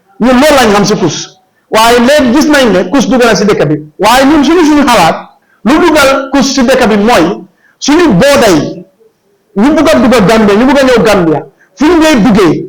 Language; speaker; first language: Wolof; non-native, local second language; Jola-Fonyi